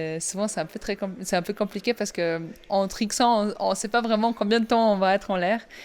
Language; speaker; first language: French; non-native, fluent; Polish